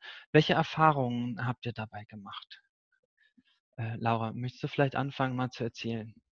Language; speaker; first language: German; native; German